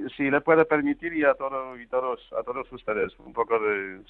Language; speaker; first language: Spanish; non-native, fluent; Polish